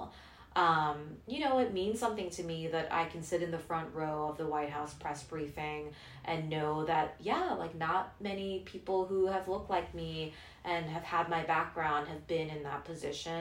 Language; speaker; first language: English; non-native, local second language; Korean